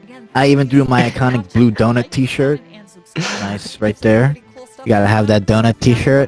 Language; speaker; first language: English; native; English